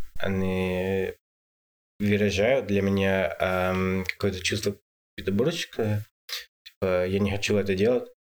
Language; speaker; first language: Russian; non-native, fluent; English